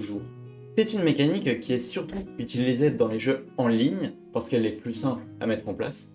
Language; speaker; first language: French; native; French